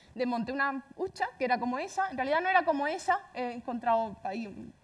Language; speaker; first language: Spanish; native; Spanish